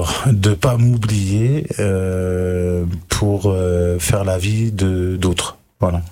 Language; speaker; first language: French; native; French